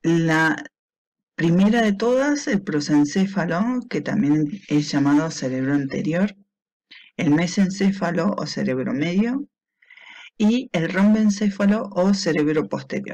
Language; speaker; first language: Spanish; native; Spanish